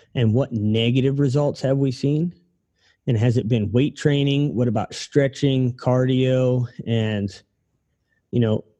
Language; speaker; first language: English; native; English